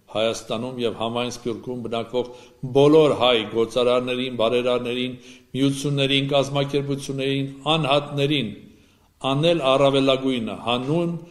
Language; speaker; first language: Armenian; native; Armenian